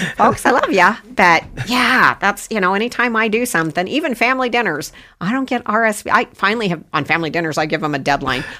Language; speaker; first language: English; native; English